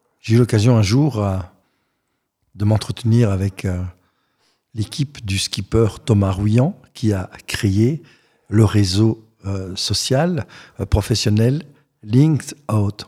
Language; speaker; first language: French; native; French